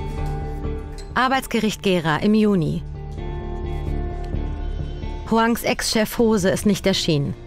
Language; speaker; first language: German; native; German